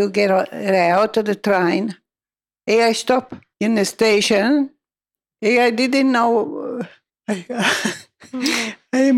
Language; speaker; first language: English; non-native, learner; Italian